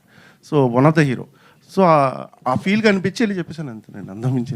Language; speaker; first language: Telugu; native; Telugu